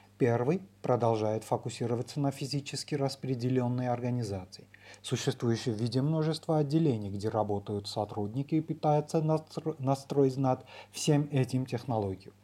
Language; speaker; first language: Russian; non-native, local second language; Armenian